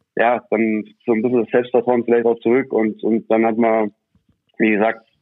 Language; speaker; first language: German; native; German